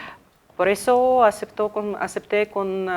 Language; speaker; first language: Spanish; non-native, fluent; Ukrainian